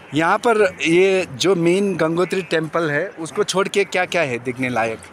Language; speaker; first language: Hindi; non-native, local second language; Nepali